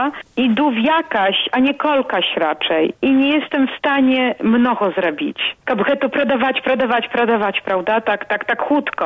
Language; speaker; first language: Polish; non-native, local second language; Belarusian